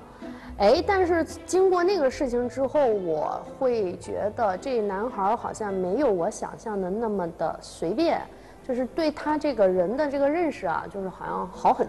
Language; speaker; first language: Chinese; native; Chinese